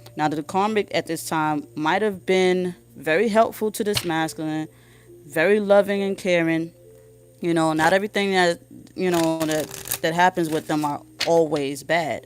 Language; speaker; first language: English; native; English